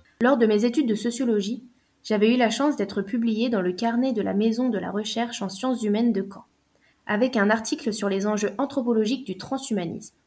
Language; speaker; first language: French; native; French